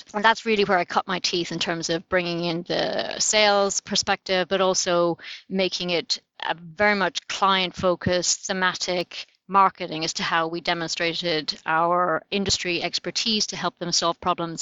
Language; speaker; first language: English; native; English